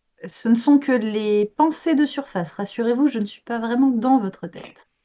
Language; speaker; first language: French; native; French